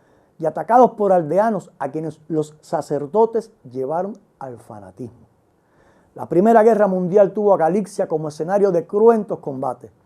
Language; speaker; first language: Spanish; native; Spanish